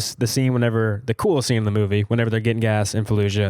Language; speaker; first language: English; native; English